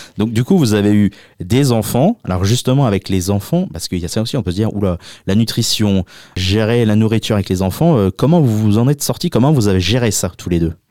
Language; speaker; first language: French; native; French